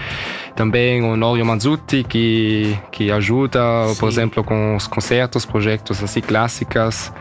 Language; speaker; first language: Portuguese; early bilingual, heritage; German